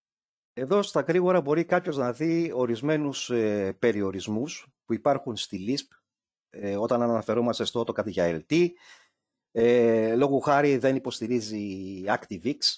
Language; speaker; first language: Greek; native; Greek